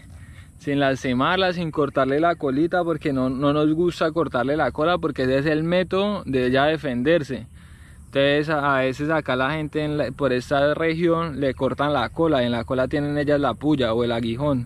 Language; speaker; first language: Spanish; native; Spanish